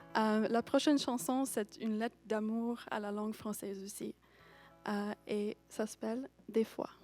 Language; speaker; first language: French; non-native, fluent; English